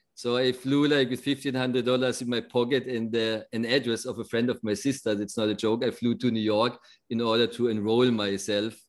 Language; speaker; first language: English; non-native, fluent; German